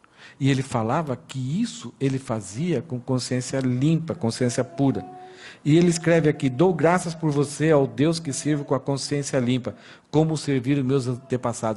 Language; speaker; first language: Portuguese; native; Portuguese